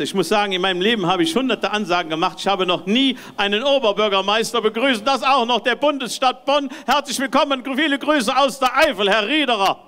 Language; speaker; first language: German; native; German